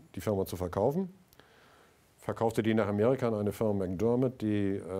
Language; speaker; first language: German; native; German